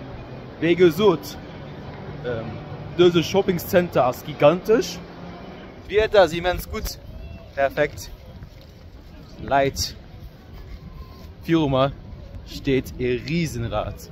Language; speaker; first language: German; non-native, local second language; Luxembourgish